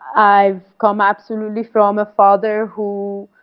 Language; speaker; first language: English; non-native, fluent; Persian